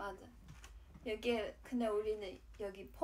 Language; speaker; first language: Korean; non-native, fluent; Chinese